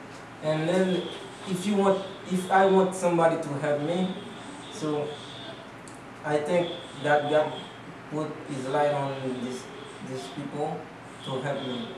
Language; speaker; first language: English; non-native, learner; Haitian Creole